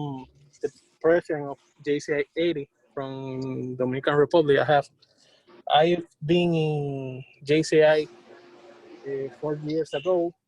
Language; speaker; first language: English; non-native, learner; Spanish